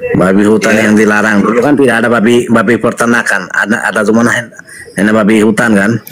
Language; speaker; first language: Indonesian; non-native, fluent; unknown